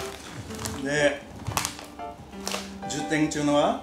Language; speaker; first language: Japanese; non-native, learner; Indonesian